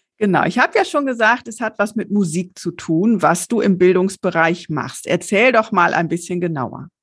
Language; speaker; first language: German; native; German